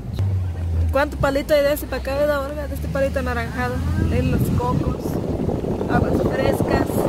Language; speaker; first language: Spanish; native; Spanish